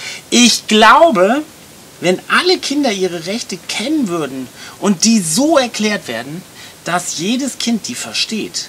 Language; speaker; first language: German; native; German